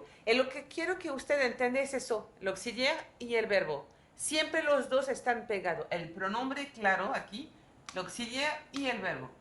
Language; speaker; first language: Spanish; non-native, learner; French